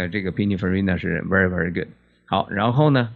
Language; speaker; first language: Chinese; native; Chinese